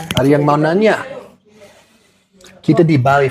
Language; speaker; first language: Indonesian; non-native, learner; English